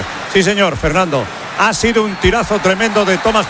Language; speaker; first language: Spanish; native; Spanish